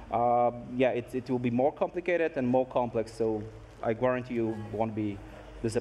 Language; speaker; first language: English; non-native, fluent; Polish